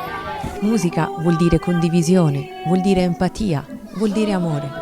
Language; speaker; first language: Italian; native; Italian